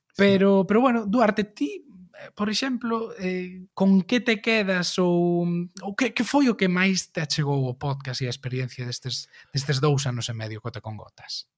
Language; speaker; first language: Galician; native; Galician